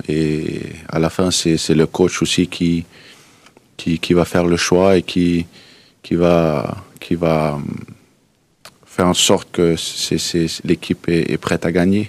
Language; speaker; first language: French; non-native, fluent; Danish